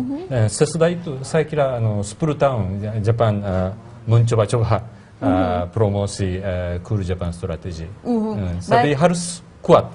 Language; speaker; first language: Indonesian; non-native, learner; Japanese